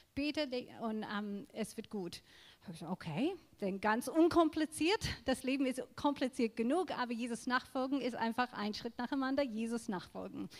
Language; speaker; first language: German; non-native, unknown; English